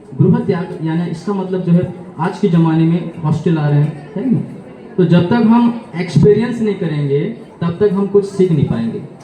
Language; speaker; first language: Hindi; non-native, local second language; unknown